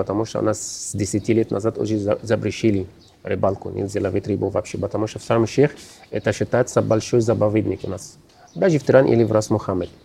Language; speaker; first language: Russian; non-native, learner; Arabic